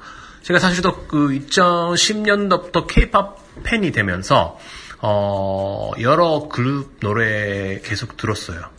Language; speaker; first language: Korean; non-native, fluent; Japanese